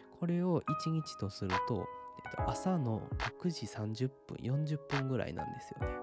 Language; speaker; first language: Japanese; native; Japanese